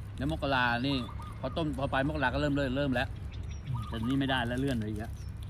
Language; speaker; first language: Thai; native; Thai